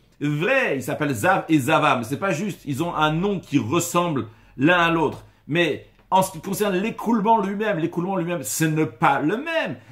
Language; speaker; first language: French; native; French